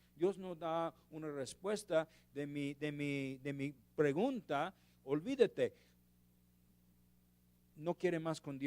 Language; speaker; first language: Spanish; non-native, learner; English